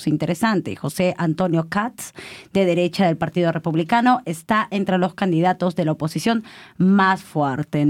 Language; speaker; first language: Spanish; native; Spanish